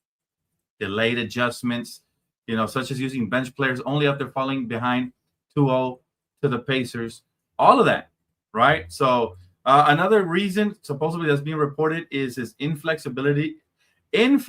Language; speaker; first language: English; native; English